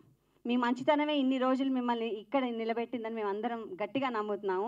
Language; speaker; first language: Telugu; native; Telugu